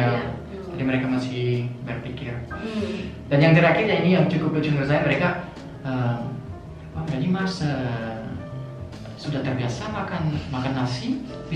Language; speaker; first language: Indonesian; non-native, fluent; French